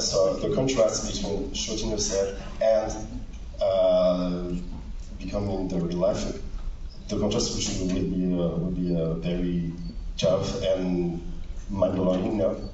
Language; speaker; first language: English; non-native, learner; French